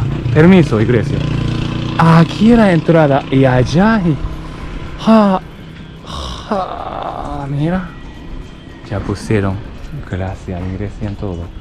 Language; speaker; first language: Spanish; non-native, learner; Japanese